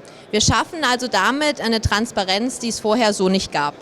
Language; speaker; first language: German; native; German